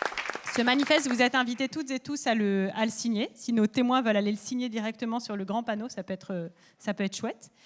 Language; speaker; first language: French; native; French